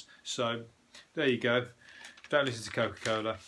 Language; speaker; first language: English; native; English